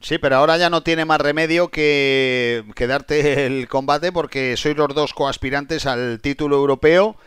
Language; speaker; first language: Spanish; native; Spanish